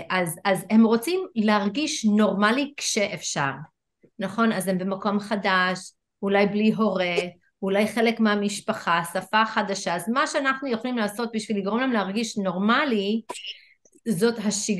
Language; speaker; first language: Hebrew; non-native, fluent; English